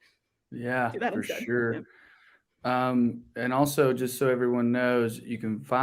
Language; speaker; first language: English; native; English